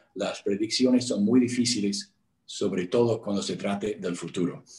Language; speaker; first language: Spanish; non-native, fluent; English